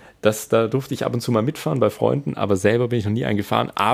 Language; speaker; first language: German; native; German